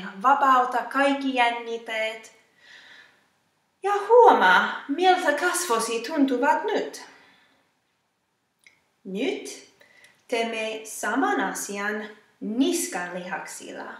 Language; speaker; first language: Finnish; non-native, fluent; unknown